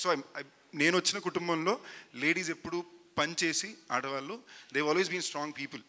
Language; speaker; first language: Telugu; native; Telugu